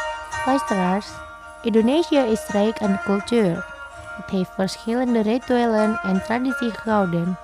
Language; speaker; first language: Dutch; non-native, fluent; Indonesian